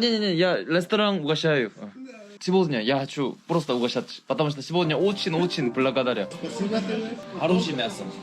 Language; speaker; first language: Russian; non-native, learner; Korean